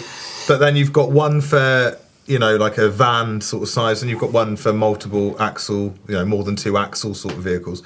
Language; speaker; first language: English; native; English